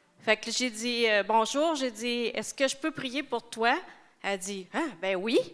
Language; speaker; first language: French; native; French